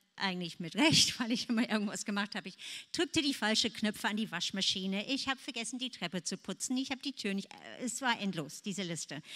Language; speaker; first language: German; non-native, fluent; English